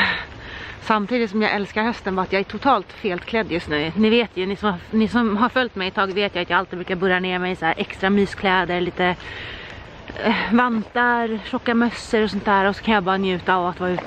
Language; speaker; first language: Swedish; native; Swedish